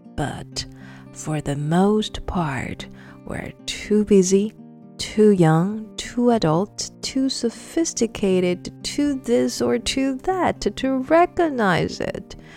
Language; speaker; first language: English; non-native, fluent; Chinese